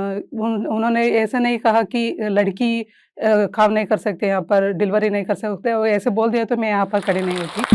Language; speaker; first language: Hindi; non-native, local second language; Kannada